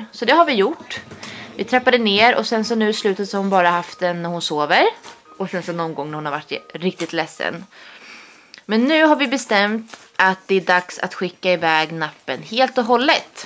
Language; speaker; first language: Swedish; native; Swedish